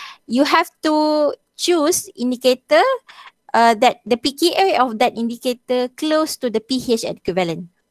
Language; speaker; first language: English; non-native, local second language; Malay